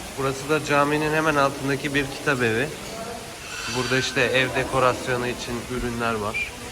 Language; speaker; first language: Turkish; native; Turkish